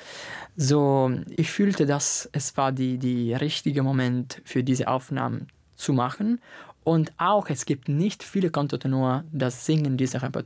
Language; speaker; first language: German; non-native, fluent; Italian